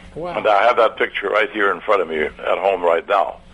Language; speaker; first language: English; early bilingual, other home language; German